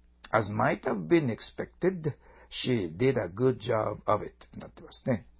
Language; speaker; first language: English; non-native, fluent; Japanese